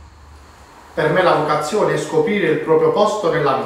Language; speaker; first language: Italian; native; Italian